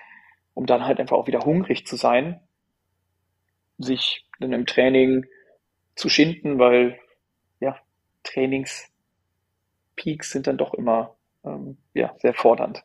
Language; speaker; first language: German; native; German